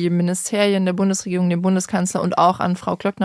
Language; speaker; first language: German; native; German